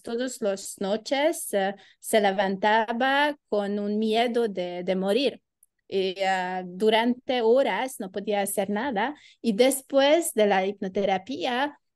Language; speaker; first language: Spanish; non-native, learner; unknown